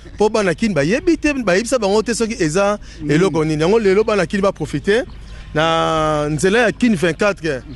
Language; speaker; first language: Lingala; native; Lingala